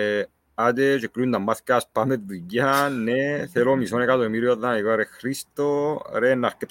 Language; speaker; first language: Greek; native; Greek